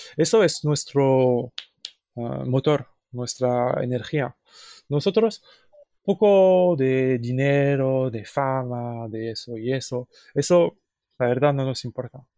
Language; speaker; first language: Spanish; non-native, fluent; French